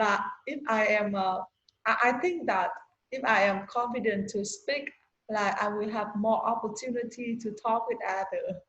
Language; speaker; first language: English; non-native, learner; Vietnamese